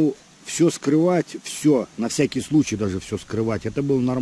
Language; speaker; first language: Russian; native; Russian